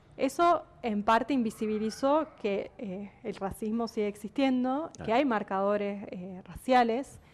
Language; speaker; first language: Spanish; native; Spanish